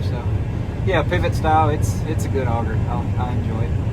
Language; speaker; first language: English; native; English